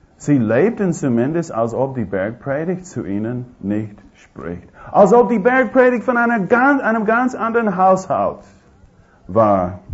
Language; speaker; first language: German; non-native, fluent; English